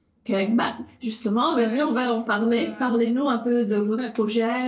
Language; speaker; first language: French; native; French